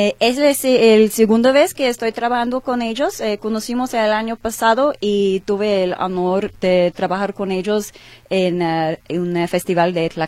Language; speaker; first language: Spanish; non-native, learner; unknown